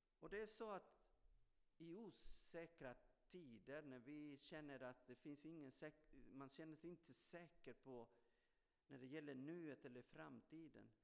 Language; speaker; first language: Swedish; non-native, fluent; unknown